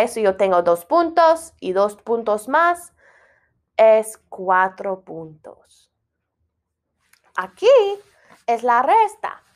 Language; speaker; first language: Spanish; non-native, fluent; English